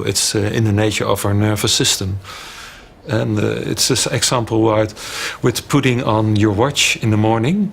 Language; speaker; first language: English; non-native, fluent; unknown